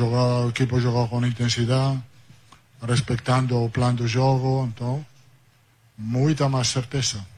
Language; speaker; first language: Portuguese; non-native, learner; Italian